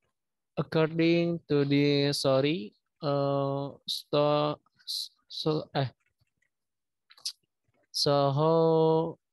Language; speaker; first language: English; non-native, learner; Indonesian